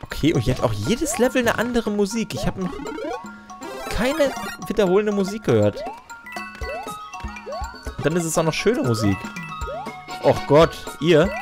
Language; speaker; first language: German; native; German